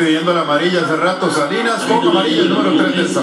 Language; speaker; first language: Spanish; native; Spanish